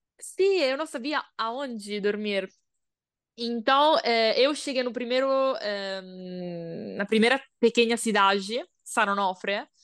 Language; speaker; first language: Portuguese; non-native, learner; Italian